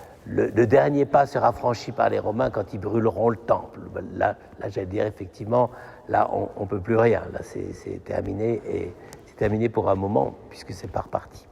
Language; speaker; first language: French; native; French